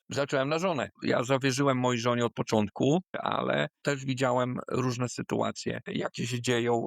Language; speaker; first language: Polish; native; Polish